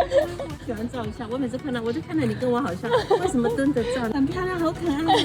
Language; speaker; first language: Chinese; native; Chinese